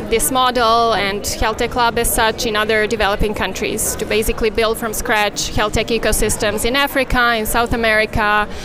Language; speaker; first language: English; non-native, fluent; Serbian